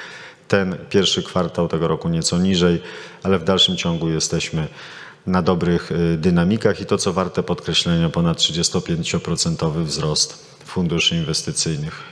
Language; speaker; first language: Polish; native; Polish